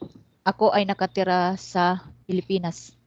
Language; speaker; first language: Filipino; non-native, local second language; Cebuano